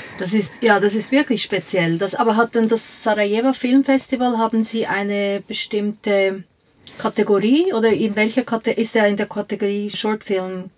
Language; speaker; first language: German; native; German